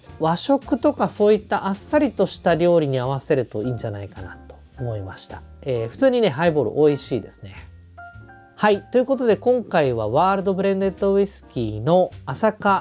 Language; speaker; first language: Japanese; native; Japanese